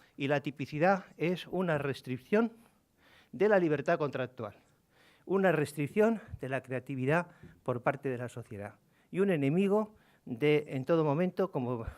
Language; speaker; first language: Spanish; native; Spanish